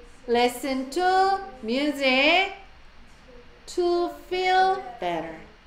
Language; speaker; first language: English; non-native, fluent; Korean